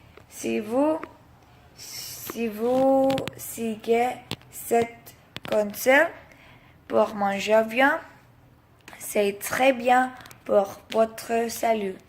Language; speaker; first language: French; non-native, learner; Spanish